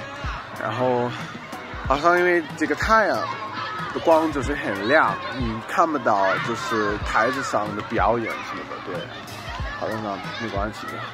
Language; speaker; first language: Chinese; non-native, fluent; English